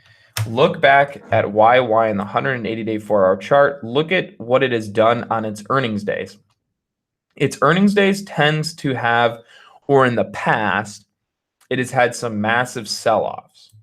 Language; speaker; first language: English; native; English